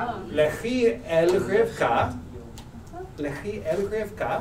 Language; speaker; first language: Hebrew; non-native, fluent; English